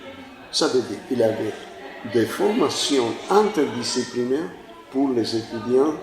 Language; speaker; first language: French; non-native, fluent; Spanish